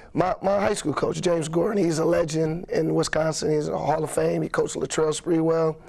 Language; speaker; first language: English; native; English